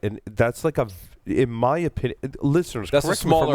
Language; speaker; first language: English; native; English